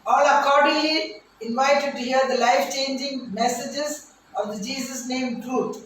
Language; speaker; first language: English; non-native, local second language; Tamil